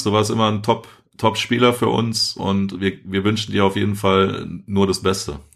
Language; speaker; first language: German; native; German